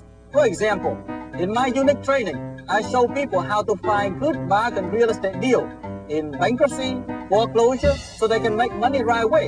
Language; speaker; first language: English; non-native, fluent; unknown